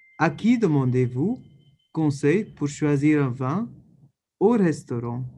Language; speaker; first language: French; non-native, fluent; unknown